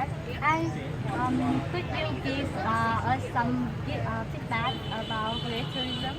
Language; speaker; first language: English; non-native, learner; Vietnamese